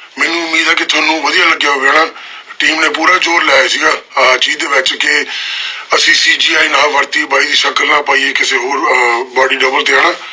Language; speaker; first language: Punjabi; early bilingual, heritage; Punjabi